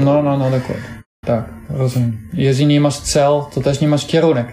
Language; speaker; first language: Polish; non-native, learner; Dutch